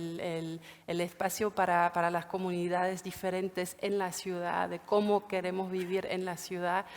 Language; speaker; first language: Spanish; non-native, fluent; German